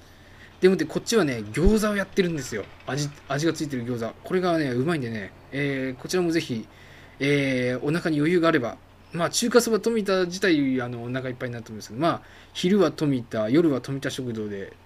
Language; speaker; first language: Japanese; native; Japanese